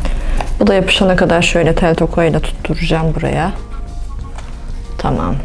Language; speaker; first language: Turkish; native; Turkish